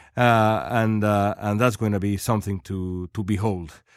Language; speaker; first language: English; non-native, fluent; Spanish